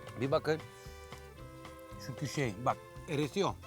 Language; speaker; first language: Turkish; non-native, fluent; Italian